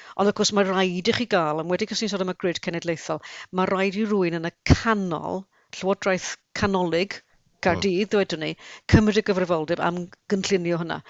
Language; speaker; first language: Welsh; native; Welsh